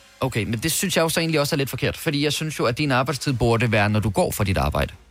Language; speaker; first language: Danish; native; Danish